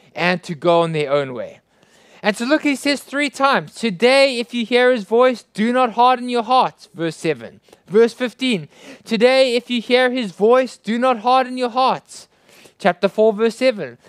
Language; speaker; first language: English; native; English